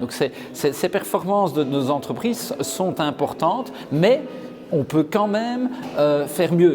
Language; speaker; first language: French; native; French